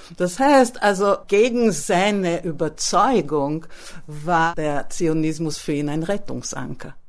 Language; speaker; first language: German; native; German